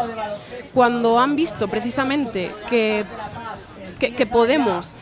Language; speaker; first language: Spanish; native; Spanish